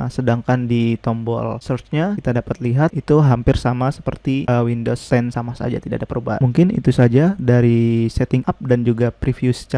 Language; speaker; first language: Indonesian; native; Indonesian